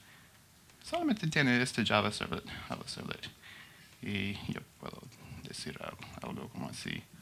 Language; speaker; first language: Spanish; non-native, learner; English